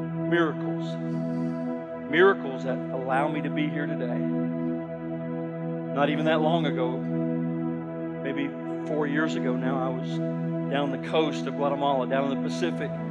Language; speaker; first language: English; native; English